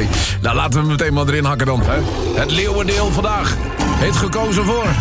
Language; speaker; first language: Dutch; native; Dutch